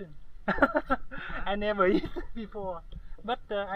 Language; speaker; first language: English; non-native, learner; Vietnamese